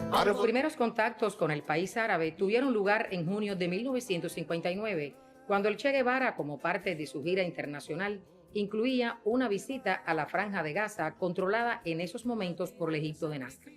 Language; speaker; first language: Spanish; native; Spanish